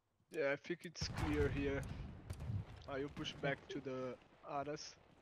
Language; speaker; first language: English; non-native, fluent; Portuguese